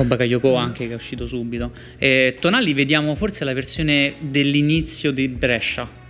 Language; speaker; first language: Italian; native; Italian